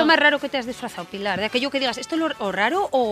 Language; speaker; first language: Spanish; native; Spanish